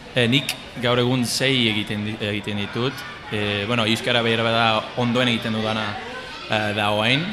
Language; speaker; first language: Basque; non-native, fluent; English